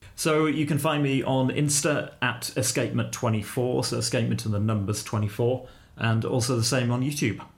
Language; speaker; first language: English; native; English